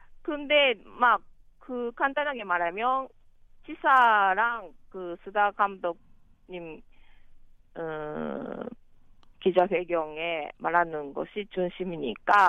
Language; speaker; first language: Korean; non-native, learner; Japanese